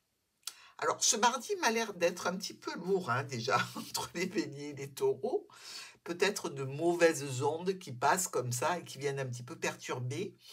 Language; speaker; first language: French; native; French